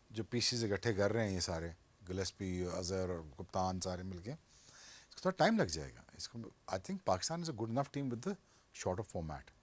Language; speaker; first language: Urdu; non-native, local second language; Punjabi